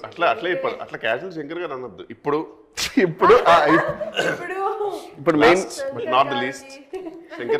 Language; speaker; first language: Telugu; native; Telugu